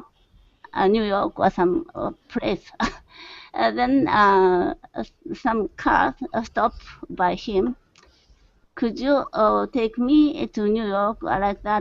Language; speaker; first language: English; non-native, learner; Japanese